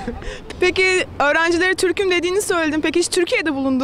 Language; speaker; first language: Turkish; native; Turkish